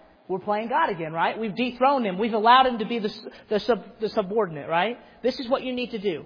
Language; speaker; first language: English; native; English